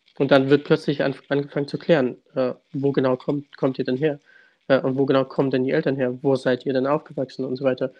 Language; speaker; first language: German; early bilingual, other home language; Russian